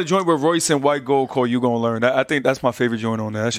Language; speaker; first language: English; native; English